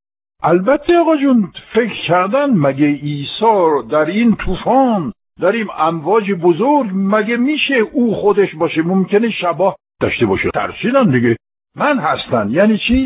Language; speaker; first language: Persian; non-native, fluent; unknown